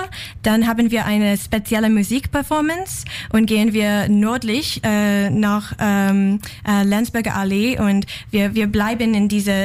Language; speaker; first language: German; non-native, learner; English